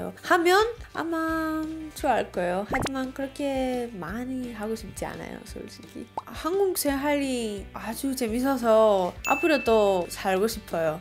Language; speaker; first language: Korean; non-native, learner; Greek